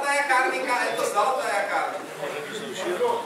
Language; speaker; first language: Russian; non-native, learner; Czech